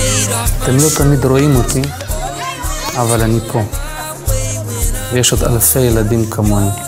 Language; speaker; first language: Hebrew; non-native, fluent; Russian